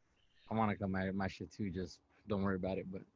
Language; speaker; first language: English; native; English